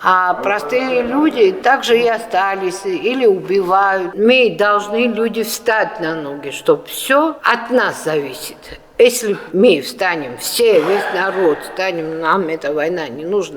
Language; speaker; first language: Russian; non-native, fluent; Georgian